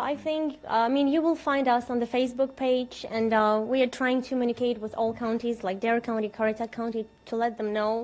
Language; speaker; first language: English; non-native, fluent; Ukrainian